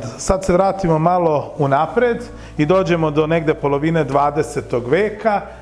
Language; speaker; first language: Serbian; native; Serbian